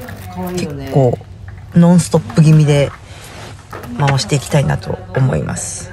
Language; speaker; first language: Japanese; native; Japanese